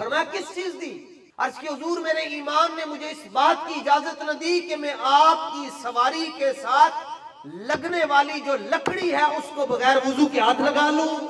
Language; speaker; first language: Urdu; non-native, local second language; Punjabi